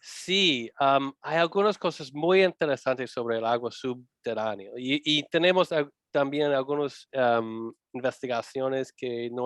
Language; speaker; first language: Spanish; non-native, learner; English